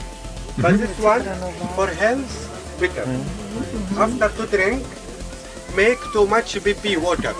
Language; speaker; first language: English; non-native, learner; Arabic